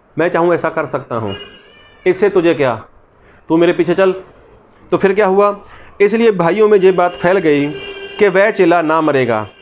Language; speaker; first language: Hindi; non-native, local second language; Punjabi